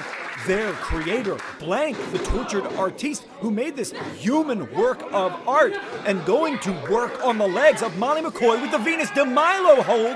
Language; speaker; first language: English; native; English